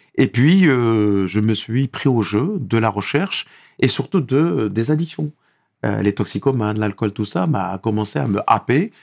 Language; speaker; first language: French; non-native, local second language; Arabic